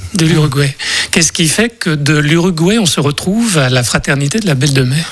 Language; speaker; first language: French; native; French